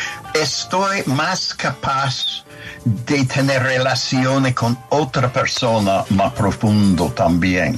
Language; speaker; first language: Spanish; non-native, fluent; English